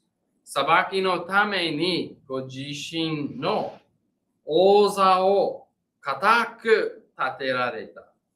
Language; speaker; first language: Japanese; non-native, fluent; English